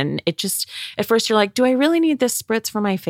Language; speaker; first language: English; native; English